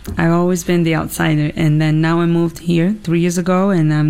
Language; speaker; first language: English; non-native, fluent; Italian